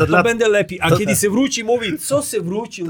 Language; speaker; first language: Polish; non-native, learner; Croatian